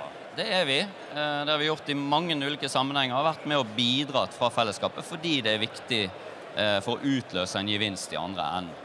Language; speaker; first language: Norwegian; native; Norwegian